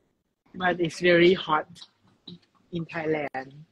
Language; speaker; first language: English; non-native, learner; Thai